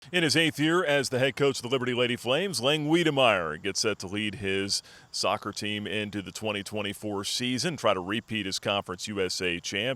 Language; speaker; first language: English; native; English